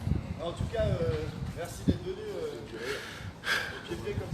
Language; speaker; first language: French; native; French